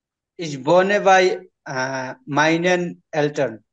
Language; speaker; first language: German; non-native, learner; Bangla